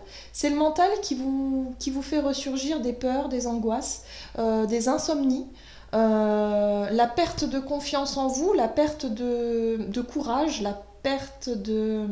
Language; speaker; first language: French; native; French